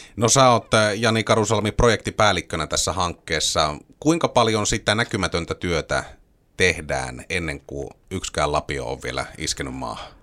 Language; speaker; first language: Finnish; native; Finnish